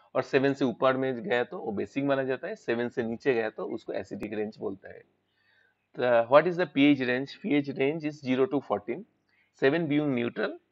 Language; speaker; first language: Hindi; non-native, local second language; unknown